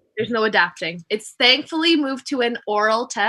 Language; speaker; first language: English; native; English